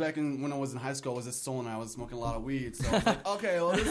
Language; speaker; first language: English; non-native, fluent; Arabic